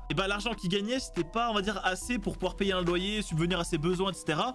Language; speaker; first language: French; native; French